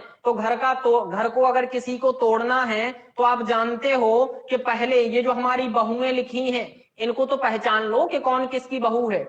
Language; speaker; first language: Hindi; native; Hindi